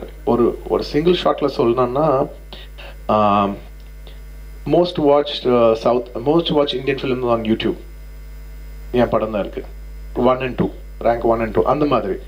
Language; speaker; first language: Tamil; non-native, local second language; Telugu